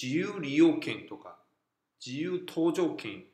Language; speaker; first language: Japanese; non-native, fluent; Korean